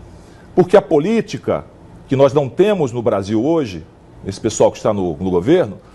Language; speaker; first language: Portuguese; native; Portuguese